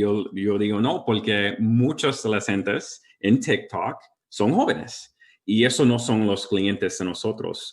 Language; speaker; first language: Spanish; early bilingual, heritage; English